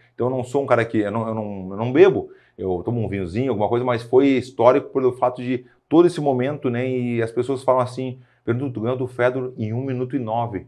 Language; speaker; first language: Portuguese; native; Portuguese